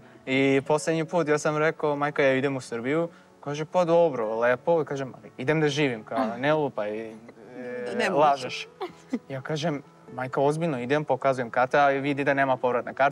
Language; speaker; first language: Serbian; non-native, fluent; Turkish